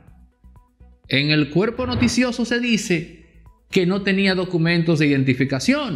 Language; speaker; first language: Spanish; native; Spanish